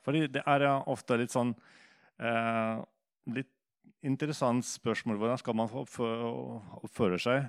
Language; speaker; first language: Norwegian; non-native, fluent; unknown